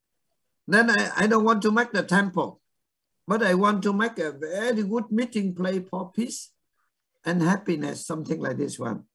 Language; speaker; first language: English; non-native, fluent; Vietnamese